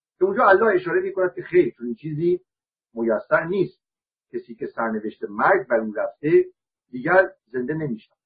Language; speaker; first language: Persian; native; Persian